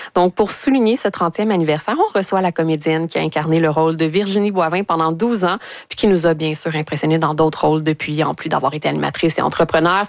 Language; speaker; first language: French; native; French